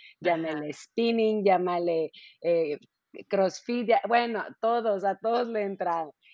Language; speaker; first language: Spanish; native; Spanish